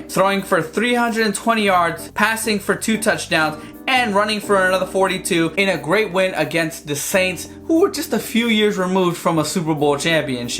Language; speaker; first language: English; native; English